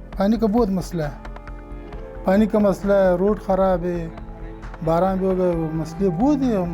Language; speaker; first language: Hindi; non-native, learner; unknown